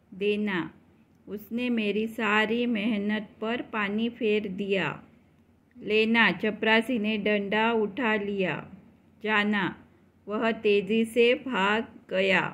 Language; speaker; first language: Hindi; non-native, local second language; Marathi